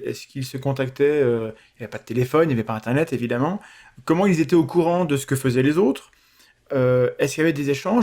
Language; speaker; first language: French; native; French